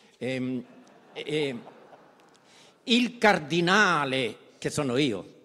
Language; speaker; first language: Italian; non-native, fluent; Spanish